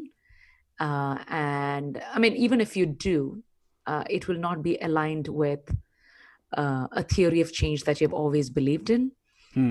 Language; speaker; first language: English; non-native, local second language; Malayalam